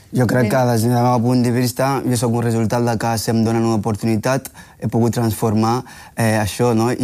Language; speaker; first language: Catalan; non-native, fluent; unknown